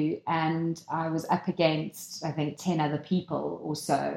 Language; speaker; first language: English; native; English